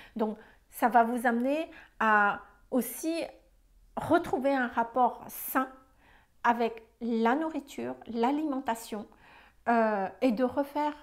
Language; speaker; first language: French; non-native, fluent; Malagasy